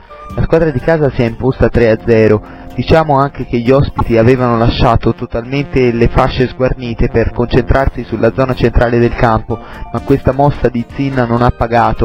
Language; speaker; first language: Italian; native; Italian